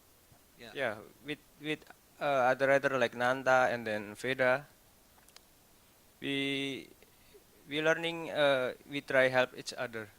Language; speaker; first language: English; non-native, learner; Indonesian